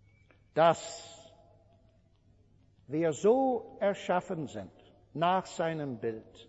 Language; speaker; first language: German; non-native, fluent; English